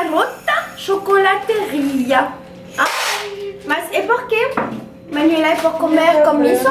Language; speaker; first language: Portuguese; non-native, learner; French